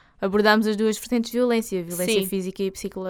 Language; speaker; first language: Portuguese; native; Portuguese